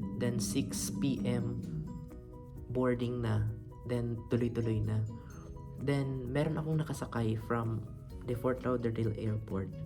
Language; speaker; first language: Filipino; non-native, local second language; Cebuano